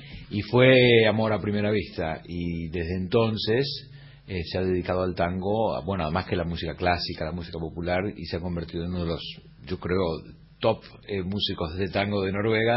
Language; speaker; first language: Spanish; native; Spanish